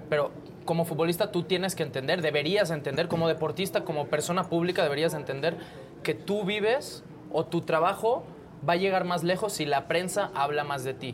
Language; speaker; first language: Spanish; non-native, local second language; Catalan